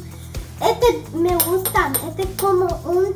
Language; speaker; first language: Spanish; early bilingual, heritage; English